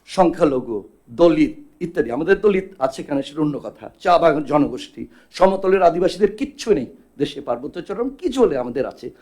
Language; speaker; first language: Bangla; non-native, local second language; Chakma